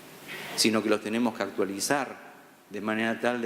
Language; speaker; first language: Spanish; native; Spanish